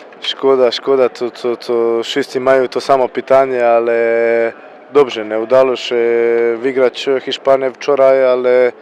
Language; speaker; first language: Polish; non-native, learner; Croatian